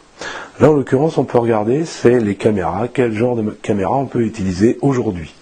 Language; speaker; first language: French; native; French